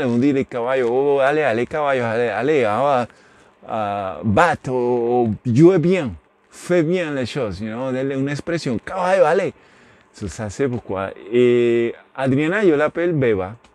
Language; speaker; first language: French; non-native, learner; Spanish